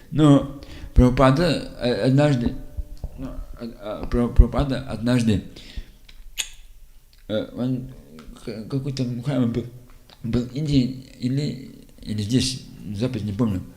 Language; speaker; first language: Russian; non-native, local second language; Lithuanian